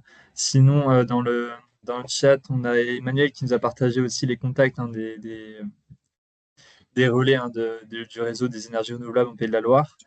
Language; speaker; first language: French; native; French